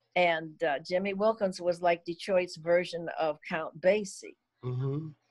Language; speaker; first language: English; native; English